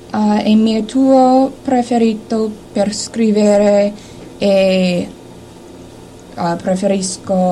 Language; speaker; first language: Italian; non-native, learner; English